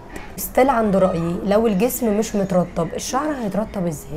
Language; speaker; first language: Arabic; native; Arabic